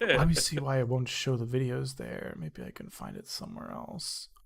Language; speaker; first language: English; native; English